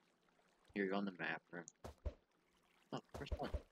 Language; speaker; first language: English; native; English